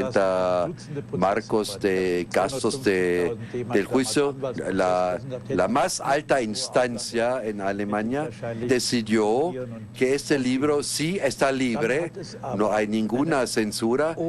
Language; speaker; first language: Spanish; non-native, fluent; German